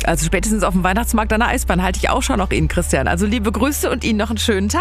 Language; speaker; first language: German; native; German